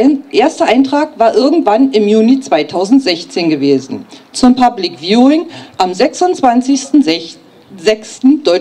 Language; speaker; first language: German; native; German